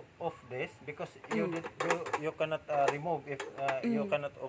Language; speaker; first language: English; non-native, local second language; Cebuano